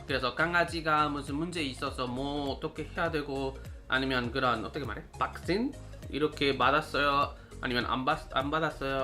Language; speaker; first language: Korean; non-native, learner; Spanish